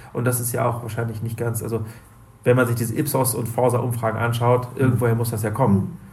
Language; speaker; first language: German; native; German